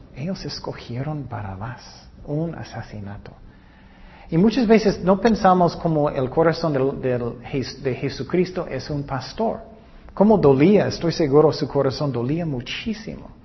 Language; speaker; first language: Spanish; non-native, learner; English